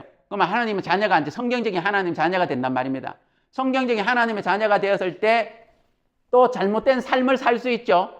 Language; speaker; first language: Korean; native; Korean